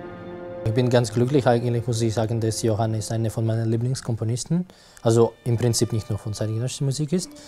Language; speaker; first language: German; non-native, fluent; Russian